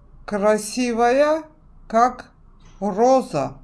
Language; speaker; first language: Russian; non-native, fluent; Turkish